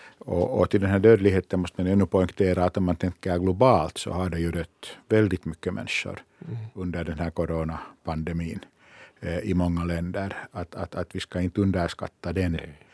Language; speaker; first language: Swedish; non-native, local second language; Finnish